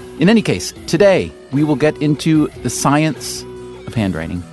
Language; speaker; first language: English; native; English